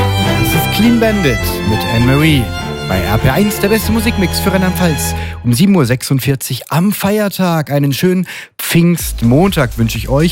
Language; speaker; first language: German; native; German